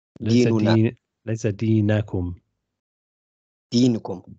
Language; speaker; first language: Arabic; non-native, fluent; English